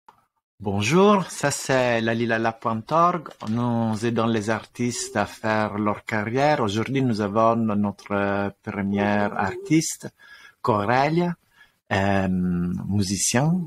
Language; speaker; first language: French; non-native, fluent; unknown